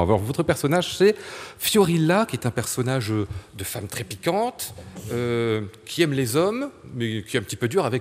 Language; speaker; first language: French; native; French